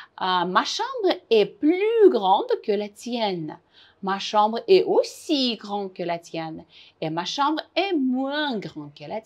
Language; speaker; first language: French; non-native, fluent; Uzbek